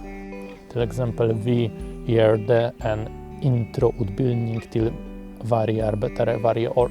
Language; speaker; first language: Swedish; non-native, fluent; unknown